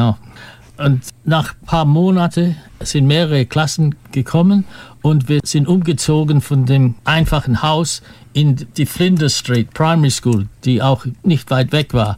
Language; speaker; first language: German; early bilingual, heritage; German